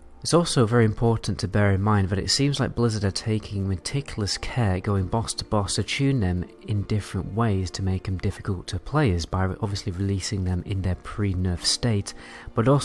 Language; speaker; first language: English; native; English